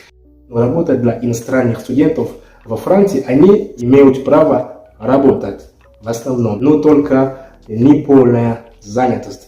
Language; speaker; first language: Russian; non-native, fluent; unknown